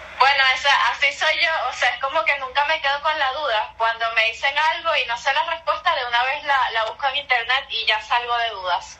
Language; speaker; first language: Spanish; native; Spanish